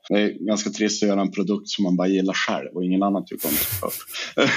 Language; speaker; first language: Swedish; native; Swedish